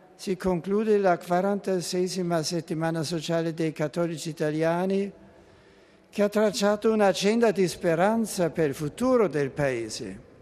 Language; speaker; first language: Italian; non-native, fluent; German